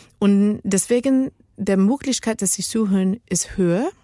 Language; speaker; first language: German; non-native, learner; Spanish